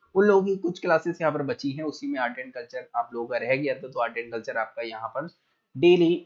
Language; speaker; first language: Hindi; native; Hindi